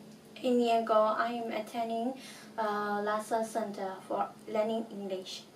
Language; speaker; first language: English; non-native, learner; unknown